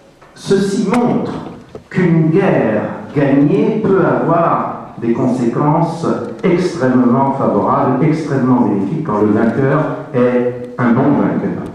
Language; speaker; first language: French; native; French